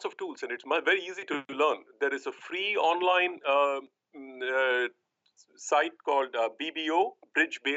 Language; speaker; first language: English; non-native, local second language; Tamil